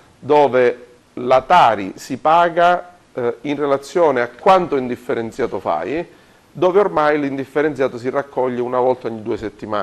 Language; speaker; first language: Italian; native; Italian